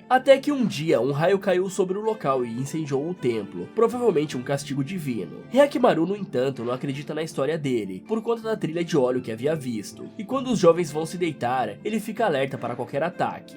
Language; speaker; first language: Portuguese; native; Portuguese